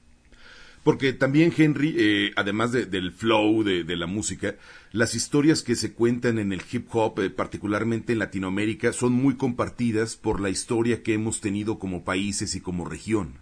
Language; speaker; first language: Spanish; native; Spanish